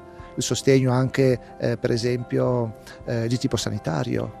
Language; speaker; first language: Italian; native; Italian